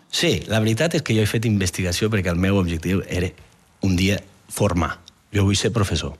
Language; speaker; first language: Catalan; native; Catalan